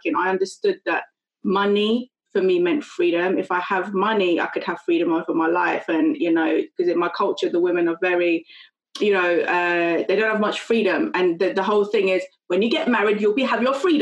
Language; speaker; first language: English; native; English